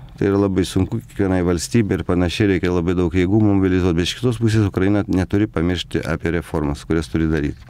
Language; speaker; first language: Lithuanian; native; Lithuanian